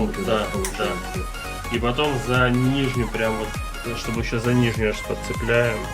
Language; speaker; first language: Russian; native; Russian